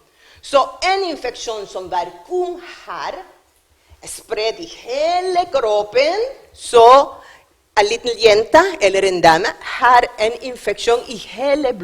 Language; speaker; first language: Norwegian; non-native, learner; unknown